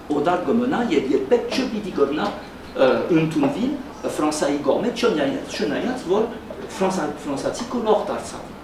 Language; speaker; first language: Armenian; early bilingual, heritage; Armenian